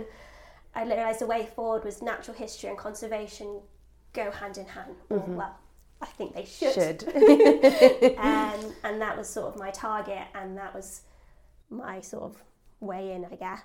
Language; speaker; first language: English; native; English